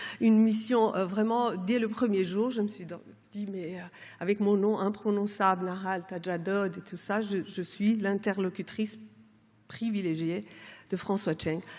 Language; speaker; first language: French; non-native, fluent; Persian